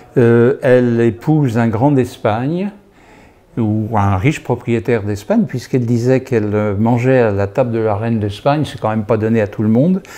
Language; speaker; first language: French; native; French